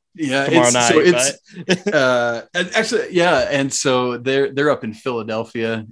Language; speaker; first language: English; native; English